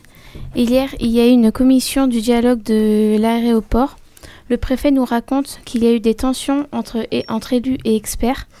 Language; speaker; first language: French; native; French